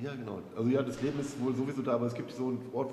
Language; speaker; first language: German; native; German